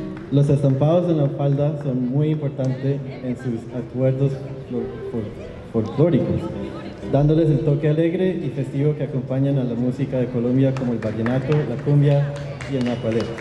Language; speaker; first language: Spanish; early bilingual, heritage; Spanish